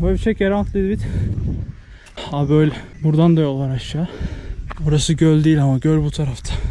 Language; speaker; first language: Turkish; native; Turkish